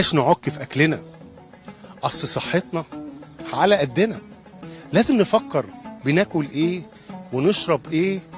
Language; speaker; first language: Arabic; native; Arabic